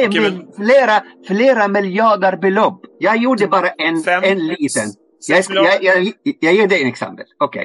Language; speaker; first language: Swedish; non-native, fluent; Arabic